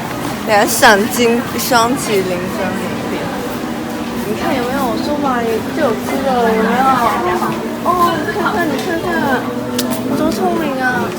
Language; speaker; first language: Chinese; non-native, learner; Filipino